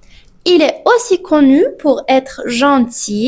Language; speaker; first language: French; non-native, fluent; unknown